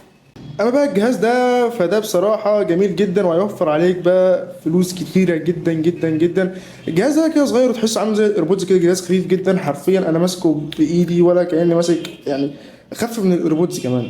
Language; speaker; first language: Arabic; native; Arabic